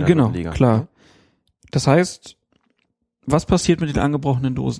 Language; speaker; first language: German; native; German